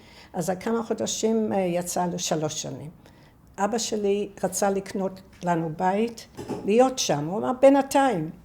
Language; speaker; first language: Hebrew; non-native, fluent; English